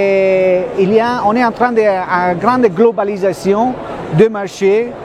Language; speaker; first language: French; non-native, fluent; Italian